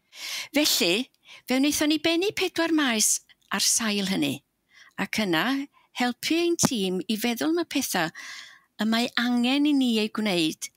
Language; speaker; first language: Welsh; native; Welsh